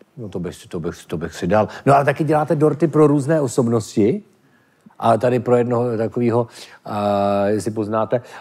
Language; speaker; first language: Czech; native; Czech